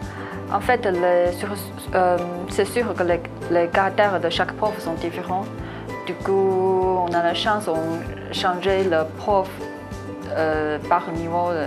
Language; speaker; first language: French; non-native, learner; Chinese